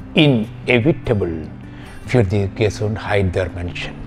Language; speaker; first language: German; non-native, fluent; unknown